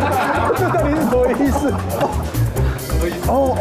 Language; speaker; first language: Chinese; native; Chinese